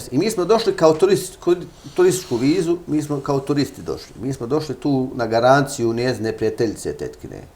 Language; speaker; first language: Bosnian; native; Bosnian